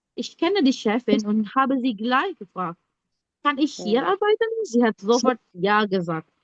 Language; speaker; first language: German; non-native, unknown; Indonesian